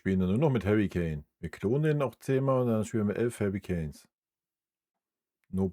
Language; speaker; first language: German; native; German